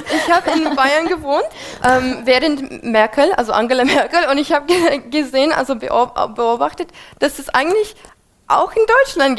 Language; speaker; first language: German; non-native, fluent; English